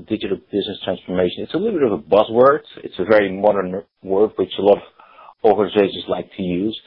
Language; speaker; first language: English; non-native, fluent; Dutch